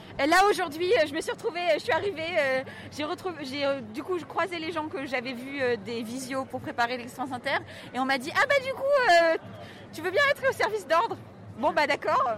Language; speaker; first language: French; native; French